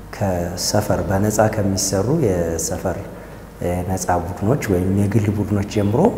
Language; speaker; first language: Amharic; native; Amharic